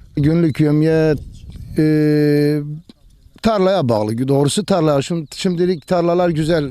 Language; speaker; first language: Turkish; non-native, local second language; Kurdish